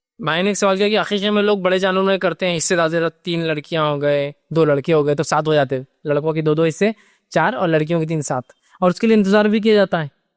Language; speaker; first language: Urdu; native; Urdu